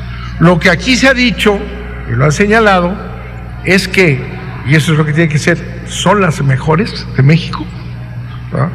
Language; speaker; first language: Spanish; native; Spanish